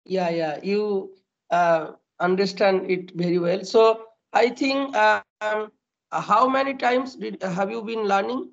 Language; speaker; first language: English; non-native, learner; Bangla